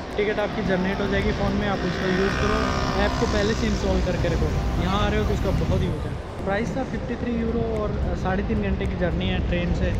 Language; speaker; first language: Hindi; native; Hindi